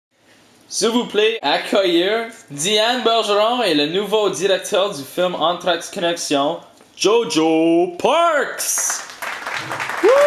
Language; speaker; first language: French; non-native, learner; English